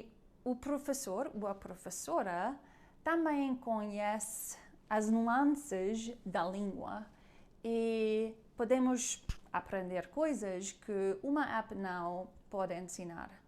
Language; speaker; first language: Portuguese; non-native, learner; German